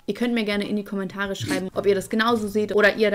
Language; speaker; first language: German; native; German